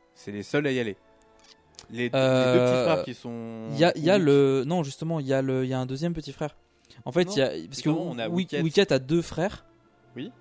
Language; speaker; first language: French; native; French